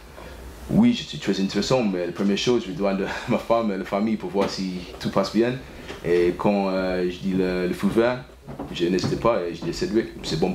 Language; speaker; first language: French; non-native, fluent; English